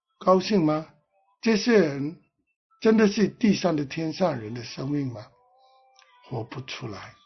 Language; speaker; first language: Chinese; non-native, local second language; Cantonese